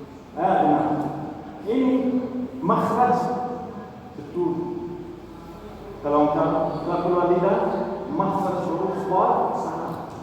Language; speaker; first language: Indonesian; non-native, learner; Arabic